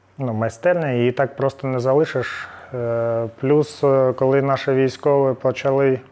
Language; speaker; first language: Ukrainian; non-native, local second language; Russian